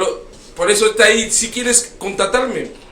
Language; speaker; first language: Spanish; non-native, learner; Haitian Creole